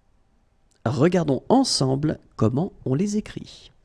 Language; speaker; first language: French; native; French